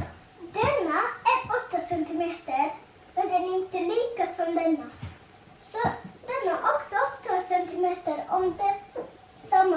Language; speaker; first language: Swedish; early bilingual, other home language; Tigrinya